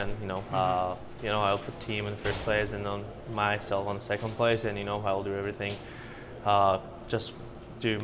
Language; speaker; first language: English; non-native, fluent; Slovak